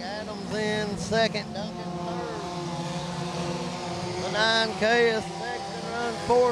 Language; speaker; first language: English; native; English